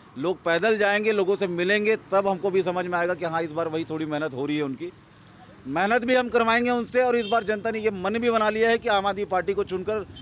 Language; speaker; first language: Hindi; native; Hindi